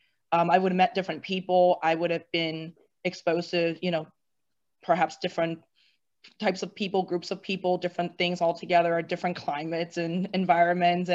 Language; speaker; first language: English; native; English